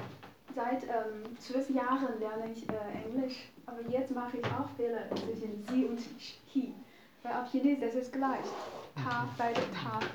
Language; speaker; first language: German; non-native, fluent; Chinese